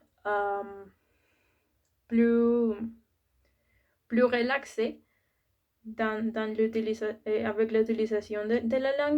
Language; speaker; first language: French; non-native, learner; Spanish